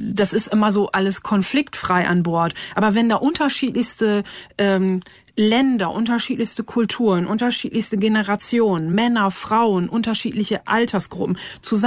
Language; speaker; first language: German; native; German